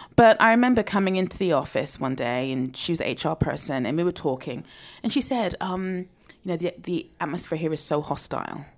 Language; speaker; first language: English; native; English